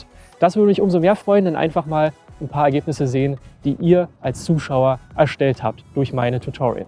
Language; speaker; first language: German; native; German